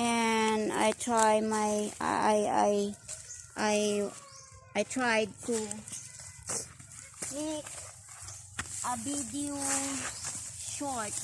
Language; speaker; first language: English; non-native, learner; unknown